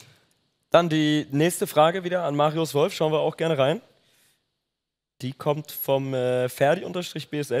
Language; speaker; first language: German; native; German